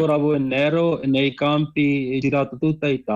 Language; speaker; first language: Italian; non-native, learner; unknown